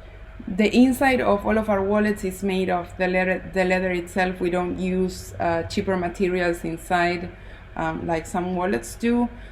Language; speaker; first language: English; non-native, fluent; Spanish